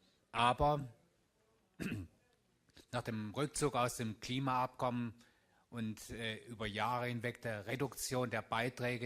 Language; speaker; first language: German; native; German